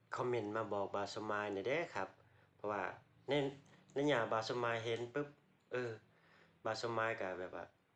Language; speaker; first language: Thai; non-native, local second language; Lao